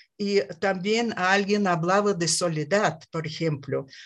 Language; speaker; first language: Spanish; non-native, learner; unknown